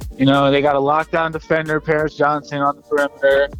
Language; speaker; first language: English; native; English